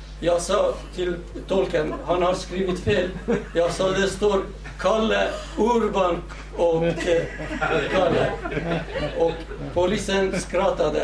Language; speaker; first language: Swedish; non-native, fluent; Central Kurdish